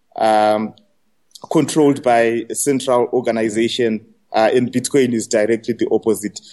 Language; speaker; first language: English; non-native, local second language; Shona